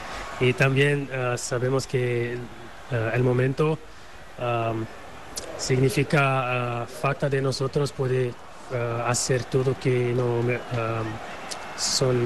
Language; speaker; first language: Spanish; non-native, learner; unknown